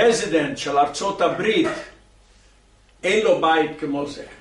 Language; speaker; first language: Hebrew; non-native, fluent; English